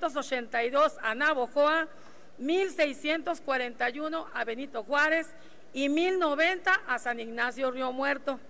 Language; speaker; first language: Spanish; native; Spanish